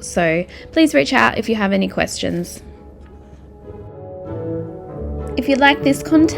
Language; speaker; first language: English; native; English